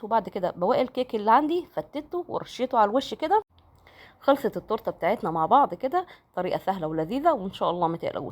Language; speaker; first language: Arabic; native; Arabic